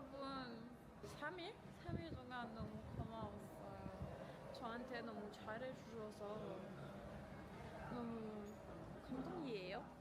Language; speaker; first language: Korean; non-native, fluent; French